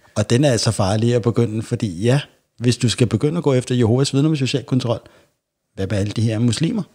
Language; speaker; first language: Danish; native; Danish